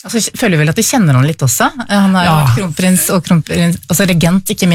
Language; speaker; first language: Norwegian; native; Norwegian